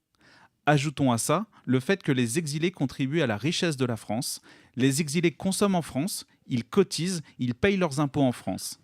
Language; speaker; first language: French; native; French